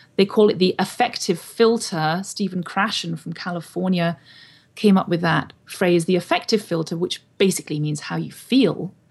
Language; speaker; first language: English; native; English